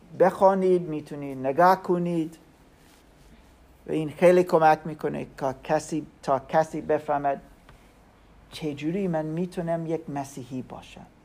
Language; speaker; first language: Persian; non-native, learner; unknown